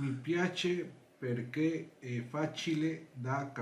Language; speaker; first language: Italian; non-native, learner; Spanish